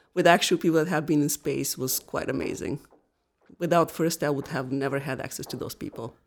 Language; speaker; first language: English; non-native, fluent; Bulgarian